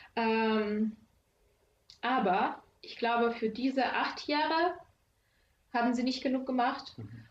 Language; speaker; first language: German; non-native, fluent; Ukrainian